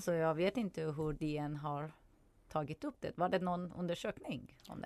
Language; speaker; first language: Swedish; non-native, fluent; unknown